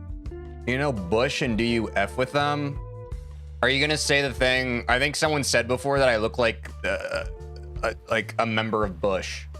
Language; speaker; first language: English; native; English